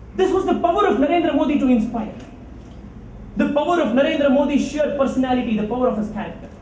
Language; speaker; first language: English; non-native, local second language; Kannada